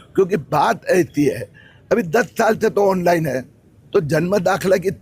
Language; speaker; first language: Hindi; non-native, local second language; Marathi